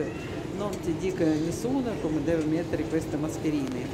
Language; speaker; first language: Italian; non-native, learner; Russian